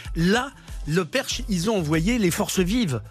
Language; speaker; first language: French; native; French